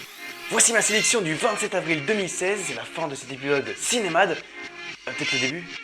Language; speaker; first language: French; native; French